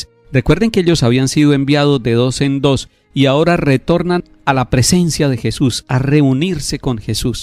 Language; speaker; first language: Spanish; native; Spanish